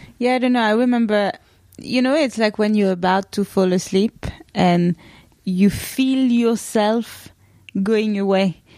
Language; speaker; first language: English; non-native, fluent; French